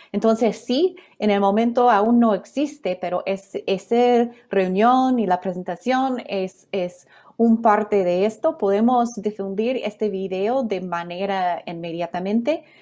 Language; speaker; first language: Spanish; non-native, fluent; English